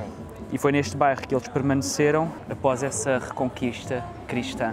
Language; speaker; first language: Portuguese; native; Portuguese